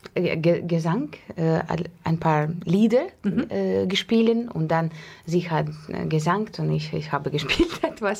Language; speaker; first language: German; non-native, fluent; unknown